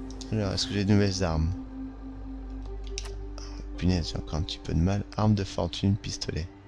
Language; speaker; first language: French; native; French